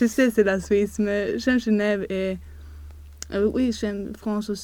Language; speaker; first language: French; non-native, learner; Swedish